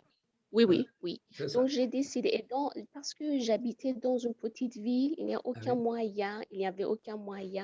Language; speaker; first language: French; non-native, fluent; Persian